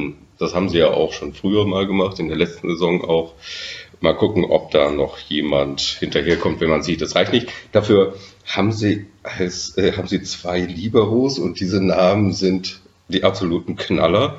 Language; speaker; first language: German; native; German